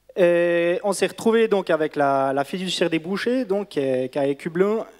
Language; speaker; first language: French; native; French